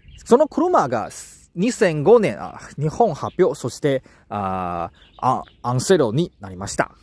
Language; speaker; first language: Japanese; non-native, learner; Chinese